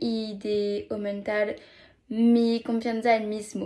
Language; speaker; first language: Spanish; non-native, learner; French